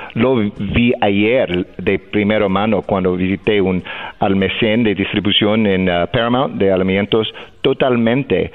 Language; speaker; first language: Spanish; non-native, fluent; English